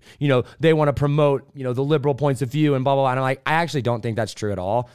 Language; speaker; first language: English; native; English